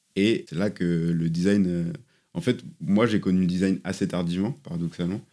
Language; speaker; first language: French; native; French